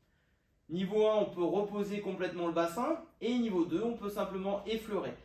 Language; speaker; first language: French; native; French